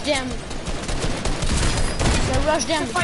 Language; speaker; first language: English; non-native, learner; French